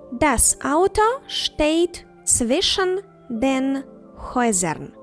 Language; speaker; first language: German; non-native, fluent; Ukrainian